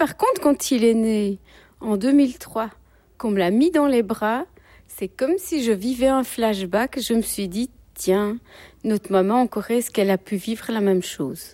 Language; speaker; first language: French; native; French